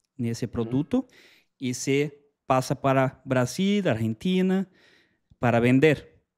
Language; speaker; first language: Spanish; non-native, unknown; Portuguese